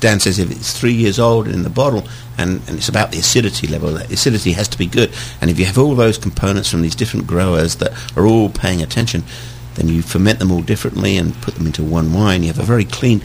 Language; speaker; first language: English; native; English